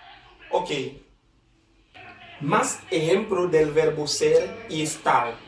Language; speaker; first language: Spanish; non-native, fluent; Haitian Creole